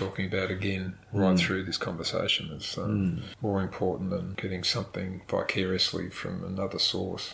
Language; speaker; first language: English; native; English